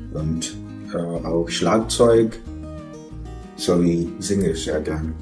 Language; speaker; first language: German; non-native, fluent; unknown